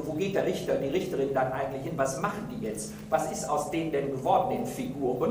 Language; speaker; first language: German; native; German